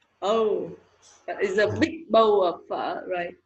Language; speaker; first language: English; non-native, learner; Vietnamese